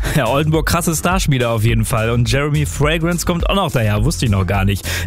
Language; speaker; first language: German; native; German